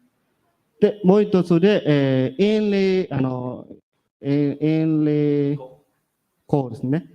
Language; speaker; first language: Japanese; non-native, learner; Burmese